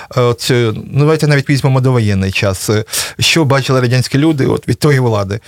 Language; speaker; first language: Ukrainian; native; Ukrainian